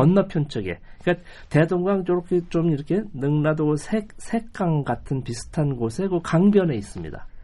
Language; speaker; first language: Korean; native; Korean